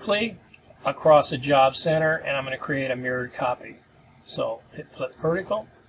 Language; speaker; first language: English; native; English